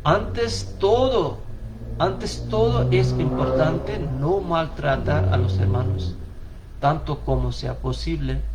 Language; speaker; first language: Spanish; non-native, fluent; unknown